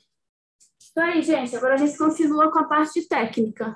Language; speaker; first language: Portuguese; native; Portuguese